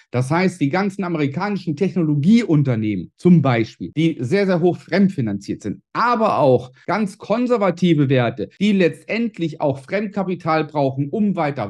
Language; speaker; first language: German; native; German